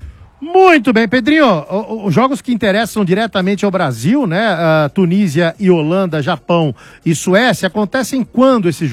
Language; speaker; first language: Portuguese; native; Portuguese